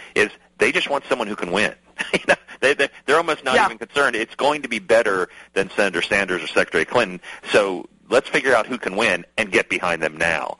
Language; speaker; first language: English; native; English